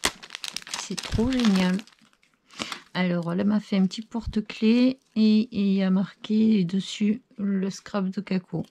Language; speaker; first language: French; native; French